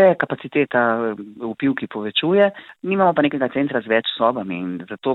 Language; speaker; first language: Slovenian; native; Slovenian